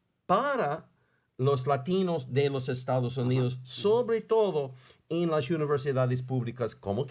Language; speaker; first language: Spanish; non-native, fluent; English